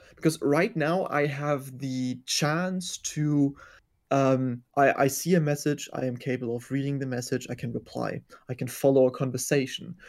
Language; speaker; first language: English; non-native, fluent; German